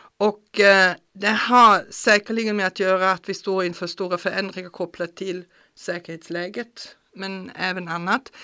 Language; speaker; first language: Swedish; non-native, fluent; German